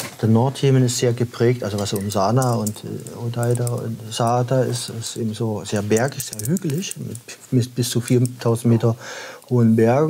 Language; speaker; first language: German; native; German